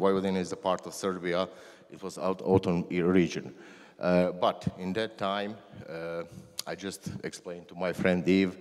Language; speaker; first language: English; non-native, learner; Croatian